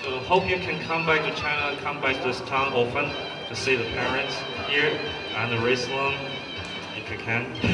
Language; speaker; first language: English; non-native, learner; Chinese